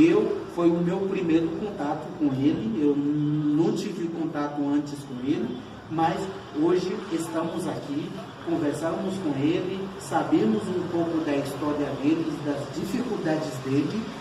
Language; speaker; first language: Portuguese; non-native, fluent; Haitian Creole